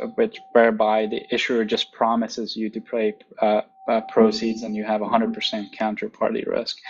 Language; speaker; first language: English; non-native, fluent; Hungarian